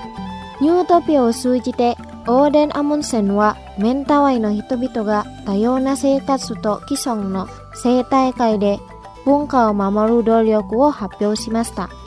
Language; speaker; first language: Japanese; non-native, fluent; Indonesian